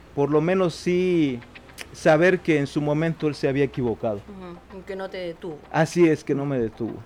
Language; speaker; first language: Spanish; non-native, local second language; Zapotec